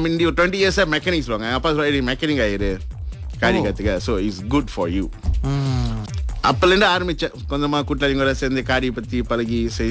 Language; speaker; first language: Tamil; early bilingual, heritage; Tamil